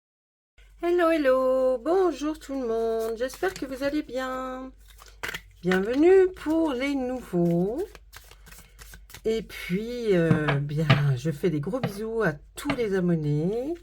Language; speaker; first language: French; native; French